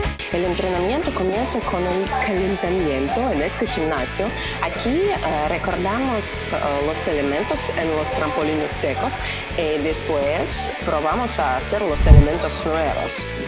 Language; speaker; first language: Spanish; non-native, learner; Russian